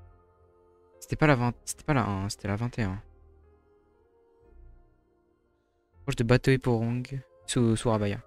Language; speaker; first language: French; native; French